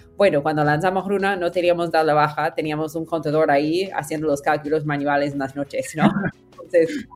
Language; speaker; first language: Spanish; non-native, fluent; English